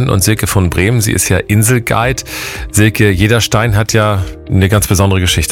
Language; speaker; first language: German; native; German